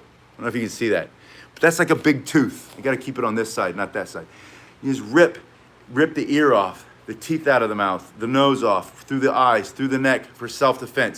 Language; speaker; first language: English; native; English